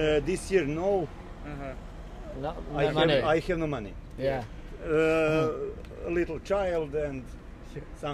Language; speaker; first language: English; non-native, learner; Serbian